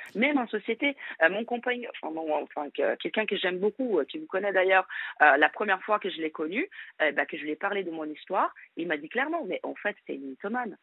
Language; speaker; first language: French; non-native, fluent; Portuguese